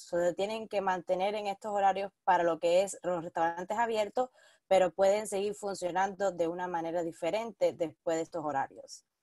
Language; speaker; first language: Spanish; early bilingual, heritage; Spanish